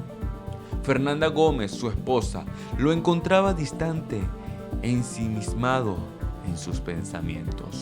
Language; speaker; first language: Spanish; native; Spanish